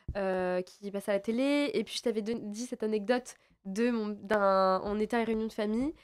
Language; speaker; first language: French; native; French